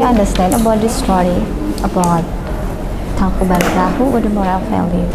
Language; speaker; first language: English; non-native, learner; Indonesian